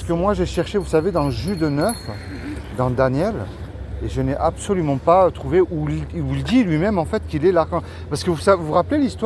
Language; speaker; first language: French; native; French